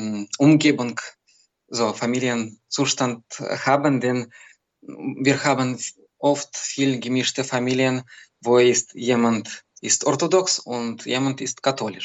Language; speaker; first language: German; non-native, learner; Belarusian